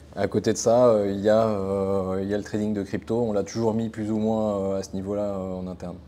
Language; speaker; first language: French; native; French